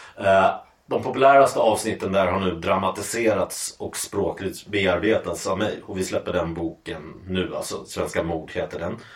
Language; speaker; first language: Swedish; native; Swedish